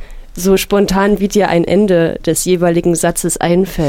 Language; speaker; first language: German; native; German